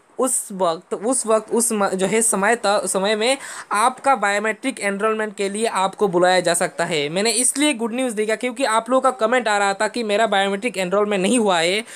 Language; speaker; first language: Hindi; non-native, local second language; Bangla